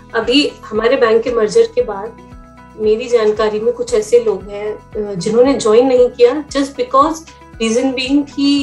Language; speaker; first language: Hindi; native; Hindi